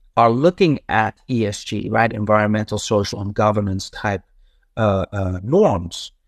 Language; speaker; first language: English; non-native, fluent; Dutch